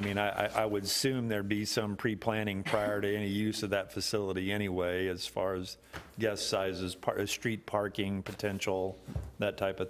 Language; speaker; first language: English; native; English